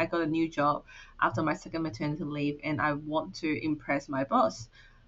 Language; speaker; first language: English; non-native, local second language; Cantonese